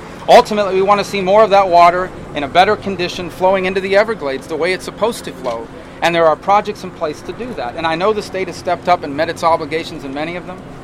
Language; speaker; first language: English; native; English